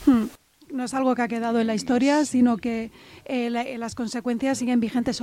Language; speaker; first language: Spanish; native; Spanish